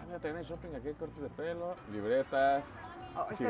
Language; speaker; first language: Spanish; native; Spanish